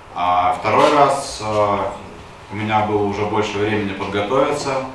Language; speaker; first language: Russian; native; Russian